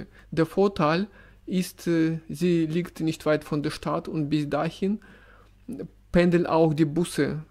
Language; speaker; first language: German; non-native, fluent; Russian